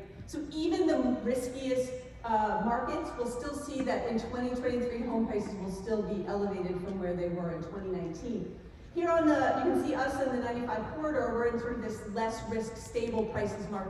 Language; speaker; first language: English; native; English